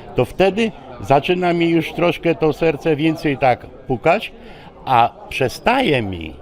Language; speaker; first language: Polish; native; Polish